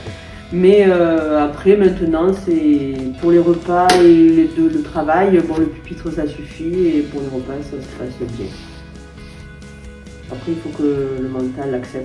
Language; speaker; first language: French; native; French